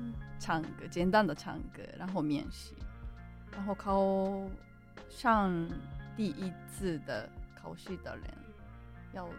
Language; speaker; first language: Chinese; non-native, fluent; Japanese